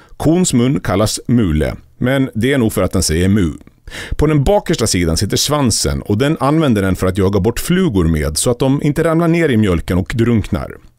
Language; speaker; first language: Swedish; native; Swedish